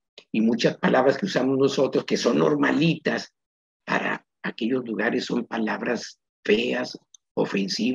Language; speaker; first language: Spanish; native; Spanish